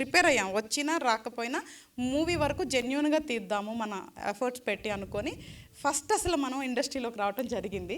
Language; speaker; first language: Telugu; native; Telugu